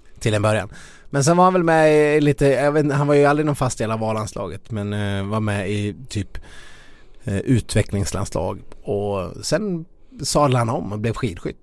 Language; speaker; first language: Swedish; native; Swedish